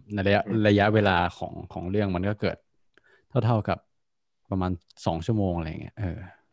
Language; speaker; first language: Thai; native; Thai